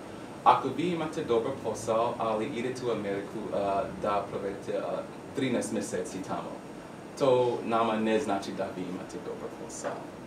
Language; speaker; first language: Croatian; non-native, learner; English